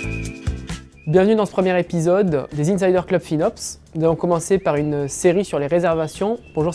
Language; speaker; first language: French; native; French